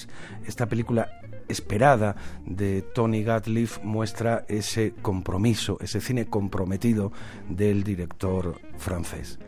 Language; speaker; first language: Spanish; native; Spanish